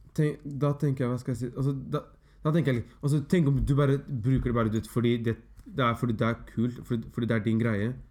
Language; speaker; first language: Norwegian; early bilingual, other home language; Somali